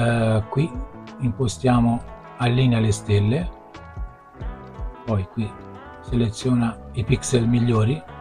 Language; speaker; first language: Italian; native; Italian